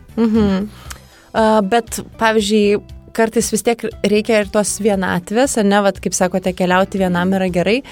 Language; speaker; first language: Lithuanian; native; Lithuanian